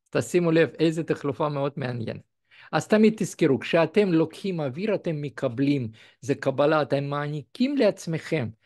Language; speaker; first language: Hebrew; non-native, fluent; Russian